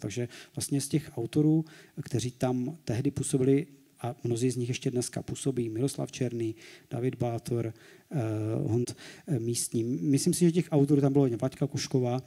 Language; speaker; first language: Czech; native; Czech